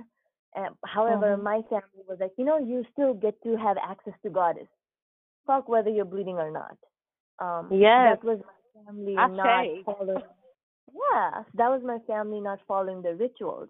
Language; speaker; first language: English; non-native, local second language; Nepali